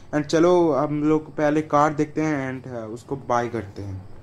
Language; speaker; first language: Hindi; non-native, local second language; Bangla